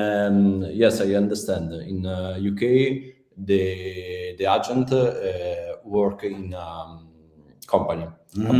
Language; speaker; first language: English; non-native, learner; Italian